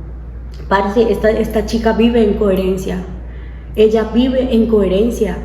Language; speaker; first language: Spanish; native; Spanish